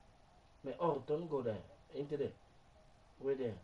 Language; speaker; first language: Swedish; non-native, learner; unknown